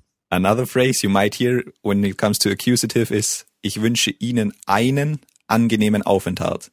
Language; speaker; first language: German; native; German